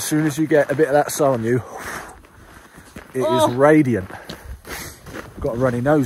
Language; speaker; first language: English; native; English